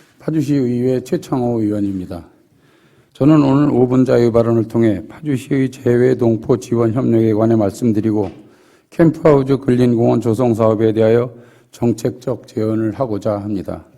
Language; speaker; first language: Korean; native; Korean